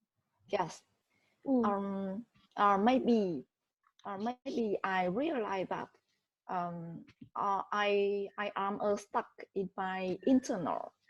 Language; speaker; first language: English; non-native, learner; Vietnamese